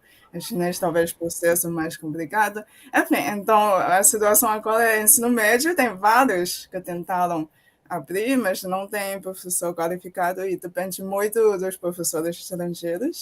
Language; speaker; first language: Portuguese; non-native, fluent; Chinese